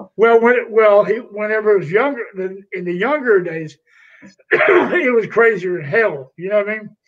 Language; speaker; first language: English; native; English